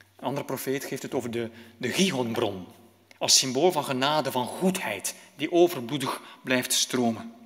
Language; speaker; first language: Dutch; native; Dutch